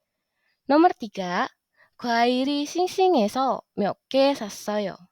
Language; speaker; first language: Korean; non-native, fluent; Indonesian